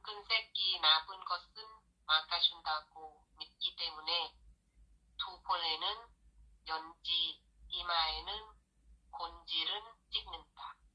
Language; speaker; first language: Korean; non-native, learner; Thai